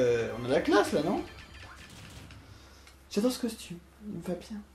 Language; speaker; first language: French; native; French